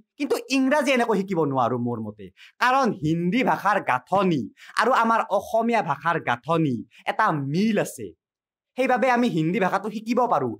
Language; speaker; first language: Assamese; native; Assamese